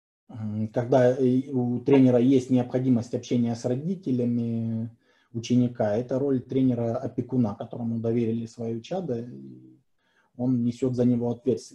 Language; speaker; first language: Russian; native; Russian